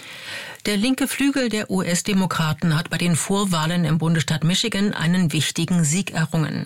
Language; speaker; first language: German; native; German